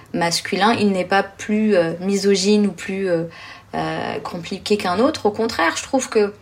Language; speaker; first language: French; early bilingual, other home language; Arabic